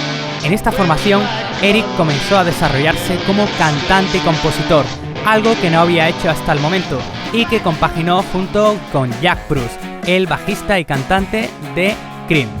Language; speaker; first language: Spanish; native; Spanish